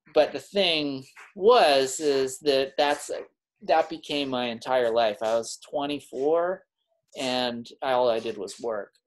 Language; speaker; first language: English; native; English